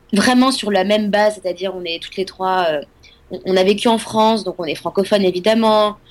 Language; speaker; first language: French; native; French